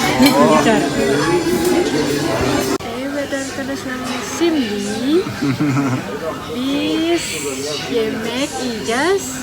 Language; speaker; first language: Turkish; non-native, learner; Indonesian